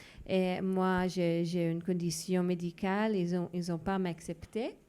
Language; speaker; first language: French; non-native, fluent; Hebrew